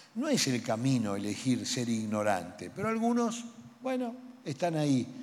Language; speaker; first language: Spanish; native; Spanish